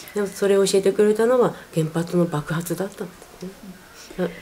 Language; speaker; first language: Japanese; native; Japanese